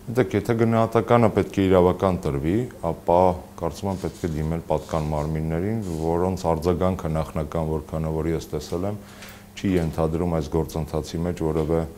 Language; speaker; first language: Armenian; native; Armenian